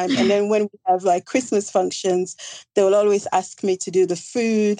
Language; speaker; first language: English; non-native, local second language; Krio